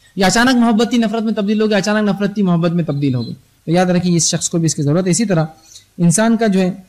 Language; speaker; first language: Urdu; native; Urdu